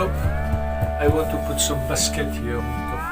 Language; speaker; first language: English; non-native, fluent; French